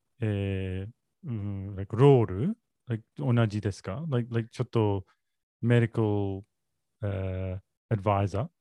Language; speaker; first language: Japanese; non-native, learner; English